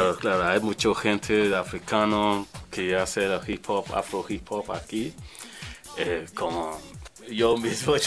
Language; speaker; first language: Spanish; non-native, learner; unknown